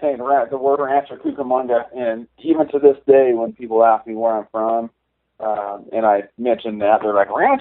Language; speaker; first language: English; native; English